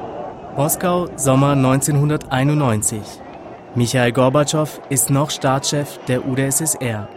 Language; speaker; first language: German; native; German